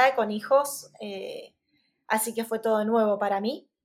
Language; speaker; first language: Spanish; native; Spanish